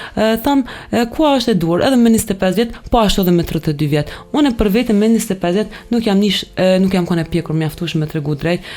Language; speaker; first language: Albanian; early bilingual, heritage; Albanian